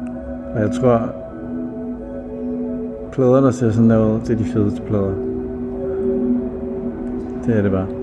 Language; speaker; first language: Danish; native; Danish